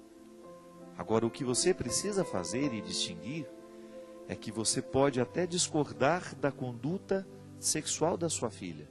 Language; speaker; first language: Portuguese; native; Portuguese